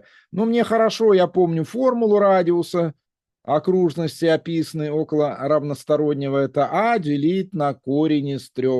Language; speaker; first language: Russian; native; Russian